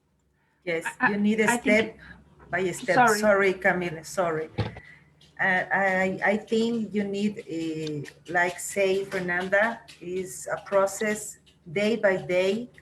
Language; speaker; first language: English; non-native, learner; Spanish